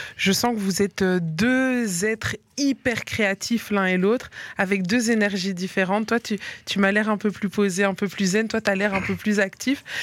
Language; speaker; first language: French; native; French